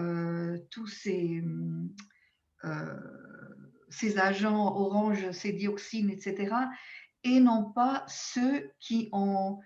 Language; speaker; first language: French; non-native, local second language; German